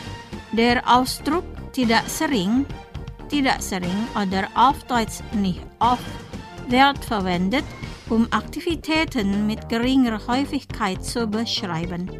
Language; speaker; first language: German; non-native, fluent; Indonesian